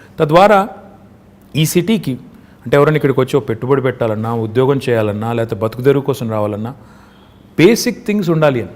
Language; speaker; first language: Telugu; native; Telugu